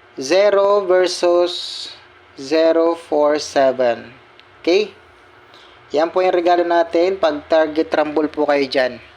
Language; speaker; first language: Filipino; non-native, local second language; Cebuano